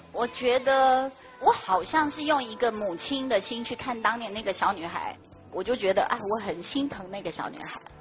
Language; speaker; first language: Chinese; native; Chinese